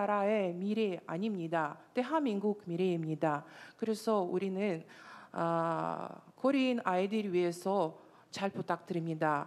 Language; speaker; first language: Korean; non-native, learner; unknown